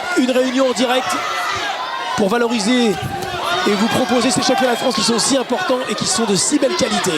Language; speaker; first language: French; native; French